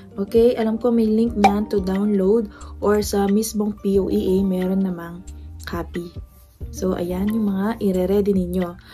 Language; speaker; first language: Filipino; non-native, local second language; Pampanga